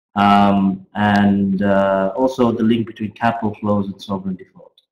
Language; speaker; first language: English; native; English